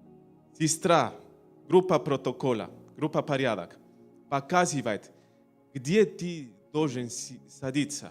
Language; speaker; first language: Russian; non-native, learner; Spanish